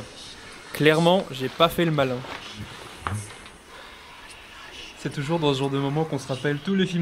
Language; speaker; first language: French; native; French